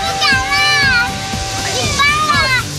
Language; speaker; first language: Chinese; native; Chinese